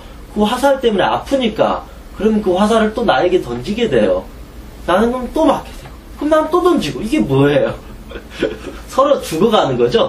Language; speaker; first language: Korean; native; Korean